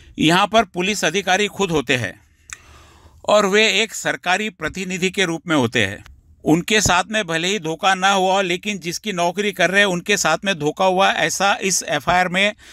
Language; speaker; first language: Hindi; non-native, local second language; Marathi